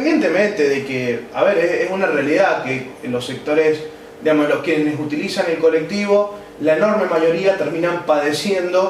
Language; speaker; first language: Spanish; native; Spanish